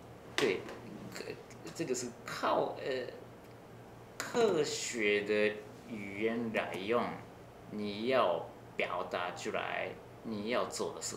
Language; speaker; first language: Chinese; non-native, learner; Japanese